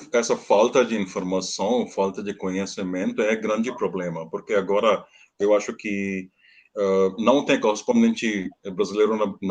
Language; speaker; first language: Portuguese; non-native, learner; Hindi